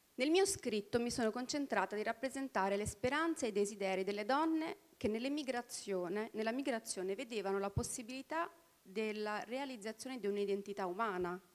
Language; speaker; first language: Italian; early bilingual, other home language; Albanian